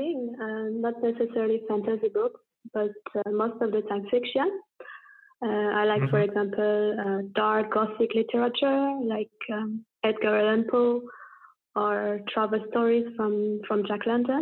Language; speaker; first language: English; non-native, fluent; French